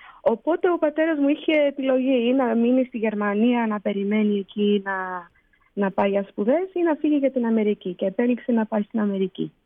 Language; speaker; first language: Greek; early bilingual, heritage; Greek